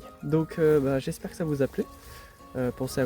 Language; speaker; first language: French; native; French